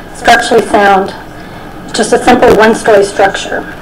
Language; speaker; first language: English; native; English